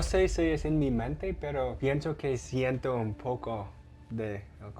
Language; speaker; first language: Spanish; non-native, learner; English